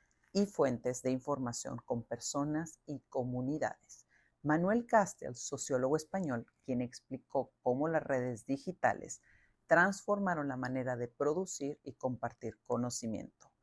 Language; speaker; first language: Spanish; native; Spanish